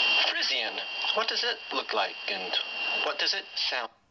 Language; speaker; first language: English; native; English